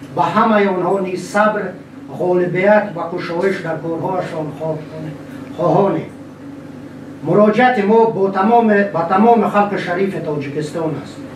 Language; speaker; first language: Tajik; non-native, local second language; Shughni